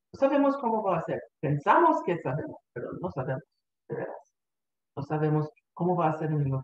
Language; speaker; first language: Spanish; early bilingual, heritage; Spanish